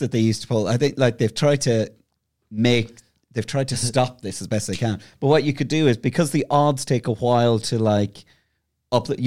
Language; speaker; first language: English; native; English